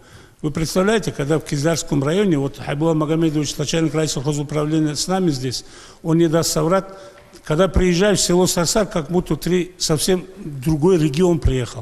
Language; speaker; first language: Russian; native; Russian